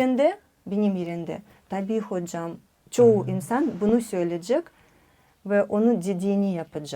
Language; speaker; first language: Turkish; non-native, learner; Russian